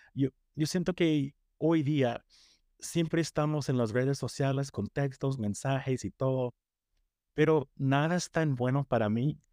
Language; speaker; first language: Spanish; non-native, fluent; English